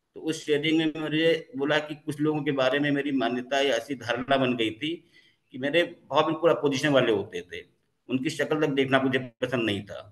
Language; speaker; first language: Hindi; native; Hindi